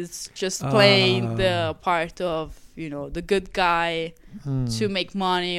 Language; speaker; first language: English; non-native, fluent; Italian